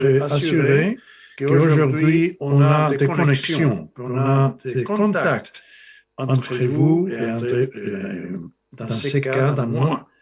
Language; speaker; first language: French; non-native, learner; Spanish